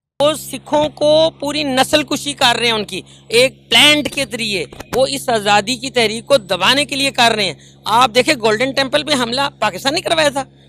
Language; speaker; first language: Hindi; native; Hindi